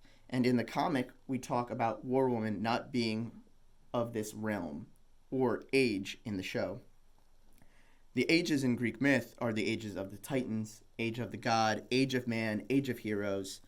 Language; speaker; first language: English; native; English